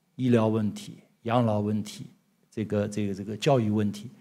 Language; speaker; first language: Chinese; native; Chinese